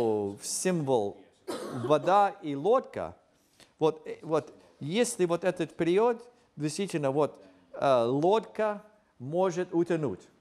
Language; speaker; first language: Russian; non-native, fluent; English